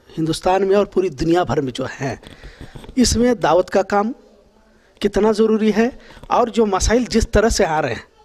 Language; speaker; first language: Urdu; native; Urdu